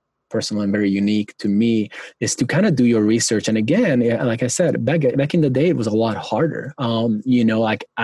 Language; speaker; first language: English; non-native, fluent; Hungarian